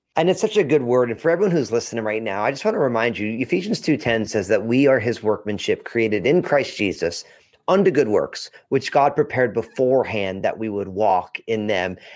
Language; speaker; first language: English; early bilingual, other home language; Italian